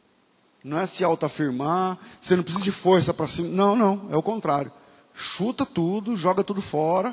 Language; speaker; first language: Portuguese; native; Portuguese